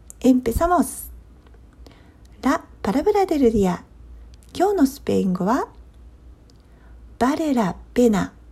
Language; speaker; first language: Japanese; native; Japanese